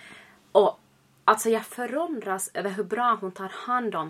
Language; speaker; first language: Swedish; native; Swedish